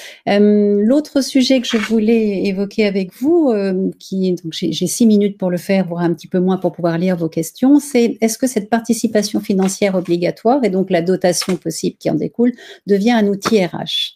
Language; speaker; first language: French; native; French